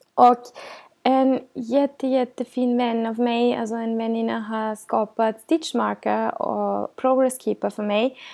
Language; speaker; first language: Swedish; non-native, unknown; German